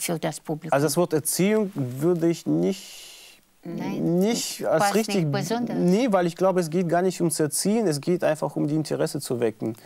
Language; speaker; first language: German; non-native, fluent; Russian